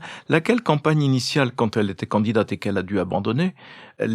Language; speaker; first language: French; native; French